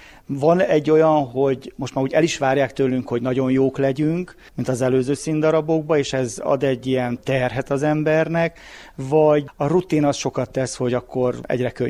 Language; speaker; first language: Hungarian; native; Hungarian